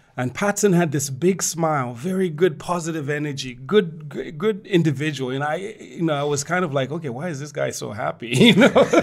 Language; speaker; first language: English; non-native, local second language; Bemba